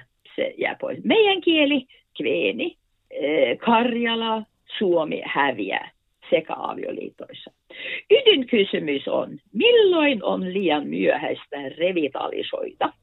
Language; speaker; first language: Finnish; non-native, fluent; Norwegian